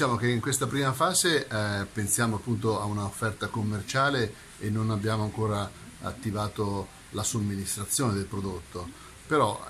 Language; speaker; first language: Italian; native; Italian